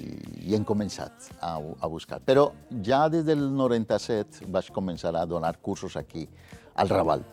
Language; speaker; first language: Catalan; non-native, fluent; Spanish